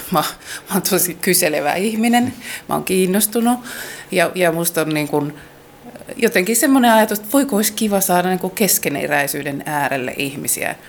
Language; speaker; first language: Finnish; native; Finnish